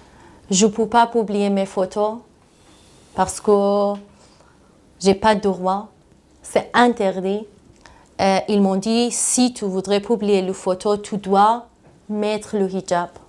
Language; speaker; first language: French; non-native, learner; Persian